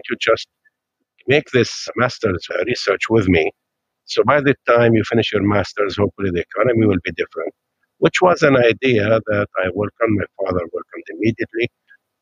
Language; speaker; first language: English; non-native, fluent; Arabic